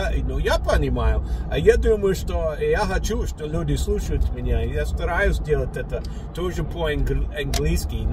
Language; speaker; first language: Russian; non-native, learner; English